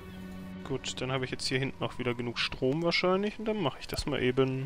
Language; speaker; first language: German; native; German